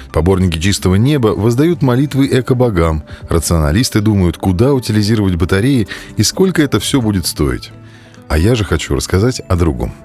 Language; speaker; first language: Russian; native; Russian